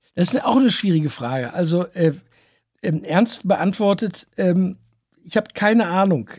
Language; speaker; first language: German; native; German